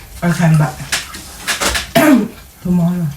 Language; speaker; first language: English; non-native, learner; Thai